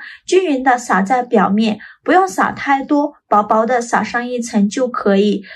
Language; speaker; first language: Chinese; native; Chinese